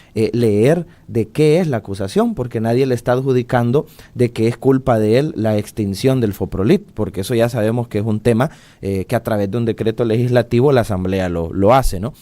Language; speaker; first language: Spanish; native; Spanish